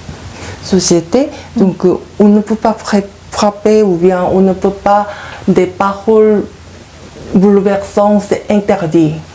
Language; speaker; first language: French; non-native, learner; Korean